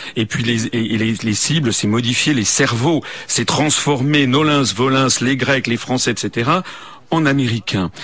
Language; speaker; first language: French; native; French